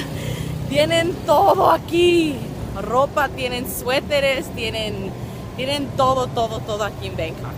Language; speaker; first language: Spanish; early bilingual, other home language; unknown